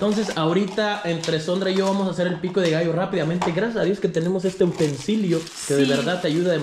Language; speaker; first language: Spanish; native; Spanish